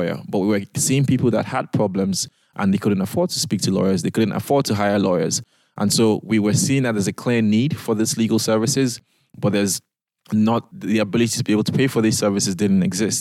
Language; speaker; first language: English; non-native, local second language; Yoruba